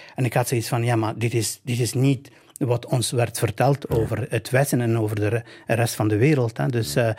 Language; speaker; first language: Dutch; non-native, fluent; Albanian